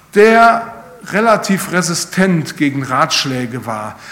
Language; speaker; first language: German; native; German